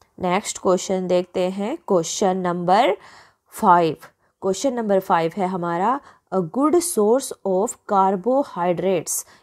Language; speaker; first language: Hindi; native; Hindi